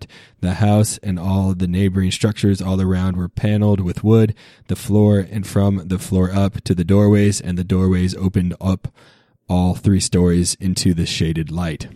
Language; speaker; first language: English; native; English